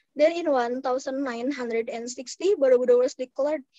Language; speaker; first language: English; non-native, fluent; Indonesian